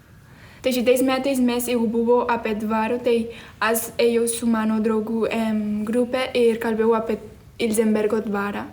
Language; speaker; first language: Lithuanian; early bilingual, heritage; Spanish